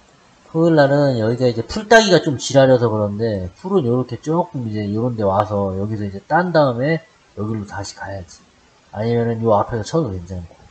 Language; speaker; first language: Korean; native; Korean